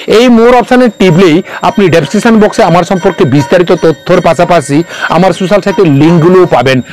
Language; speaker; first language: Bangla; non-native, local second language; Kok Borok